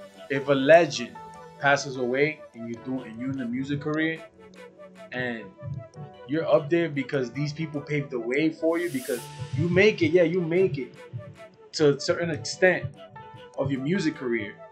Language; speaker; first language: English; early bilingual, other home language; Spanish